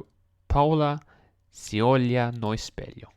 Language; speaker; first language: Portuguese; non-native, learner; English